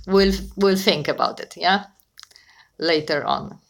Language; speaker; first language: English; non-native, fluent; Polish